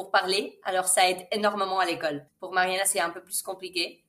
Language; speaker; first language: French; non-native, fluent; Spanish